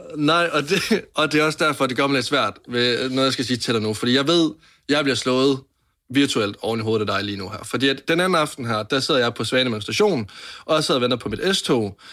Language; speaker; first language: Danish; native; Danish